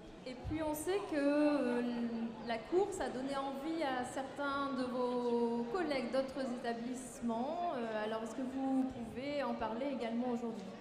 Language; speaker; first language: French; native; French